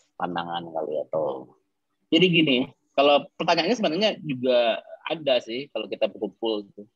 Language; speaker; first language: Indonesian; non-native, local second language; Minangkabau